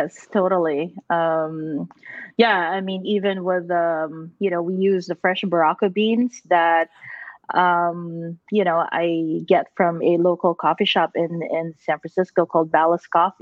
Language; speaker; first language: English; non-native, local second language; Filipino